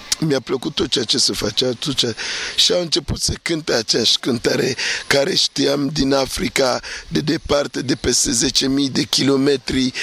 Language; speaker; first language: Romanian; non-native, fluent; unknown